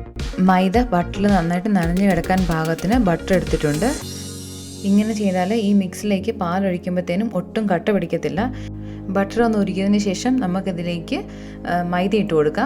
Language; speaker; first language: Malayalam; native; Malayalam